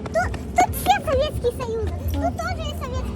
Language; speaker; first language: Russian; early bilingual, other home language; Azerbaijani